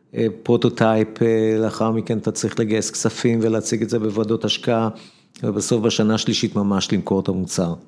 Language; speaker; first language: Hebrew; native; Hebrew